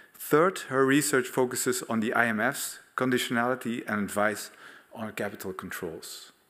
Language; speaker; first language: English; non-native, fluent; Dutch